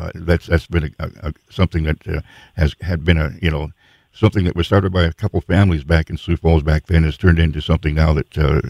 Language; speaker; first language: English; native; English